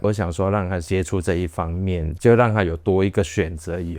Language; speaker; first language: Chinese; native; Chinese